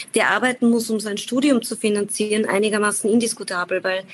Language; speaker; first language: German; native; German